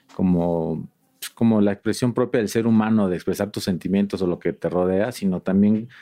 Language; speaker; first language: Spanish; native; Spanish